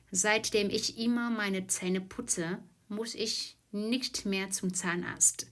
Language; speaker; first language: German; non-native, fluent; Vietnamese